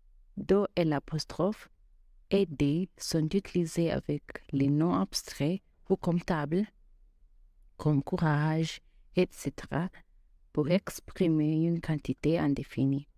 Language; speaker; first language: French; non-native, fluent; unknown